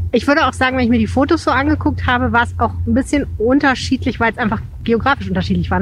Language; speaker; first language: German; native; German